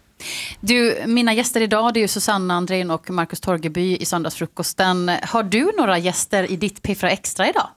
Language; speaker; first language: Swedish; native; Swedish